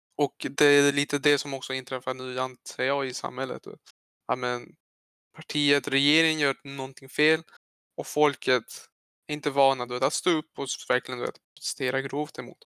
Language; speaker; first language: Swedish; early bilingual, other home language; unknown